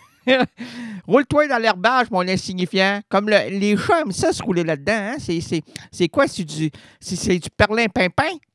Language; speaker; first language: French; native; French